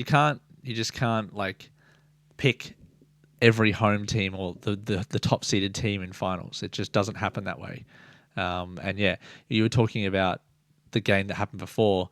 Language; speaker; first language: English; native; English